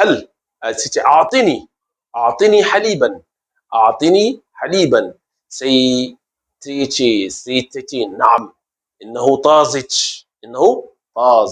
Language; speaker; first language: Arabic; non-native, fluent; Hausa